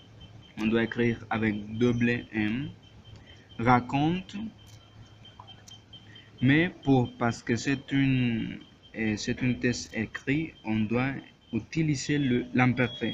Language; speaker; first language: French; non-native, learner; Spanish